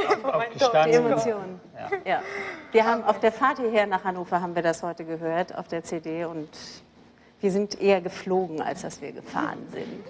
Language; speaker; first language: German; native; German